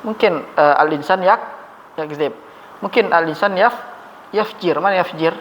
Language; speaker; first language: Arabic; non-native, fluent; Indonesian